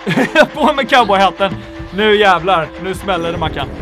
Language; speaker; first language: Swedish; native; Swedish